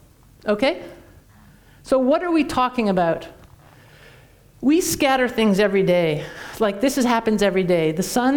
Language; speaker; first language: English; native; English